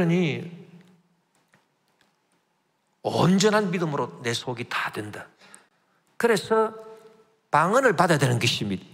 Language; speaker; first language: Korean; native; Korean